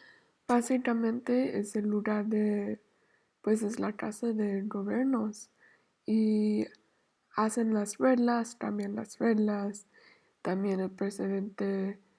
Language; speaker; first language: Spanish; non-native, learner; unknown